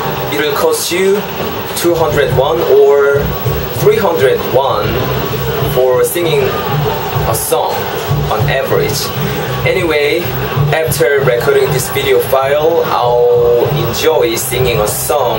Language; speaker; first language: English; non-native, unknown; Korean